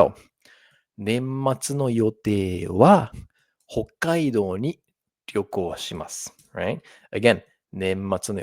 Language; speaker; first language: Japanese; non-native, fluent; English